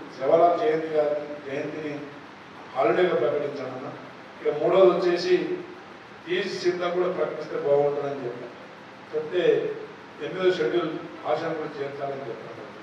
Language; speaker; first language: Telugu; non-native, local second language; Lambadi